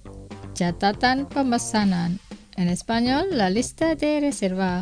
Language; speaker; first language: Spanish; non-native, fluent; Indonesian